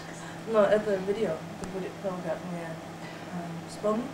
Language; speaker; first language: Russian; non-native, learner; English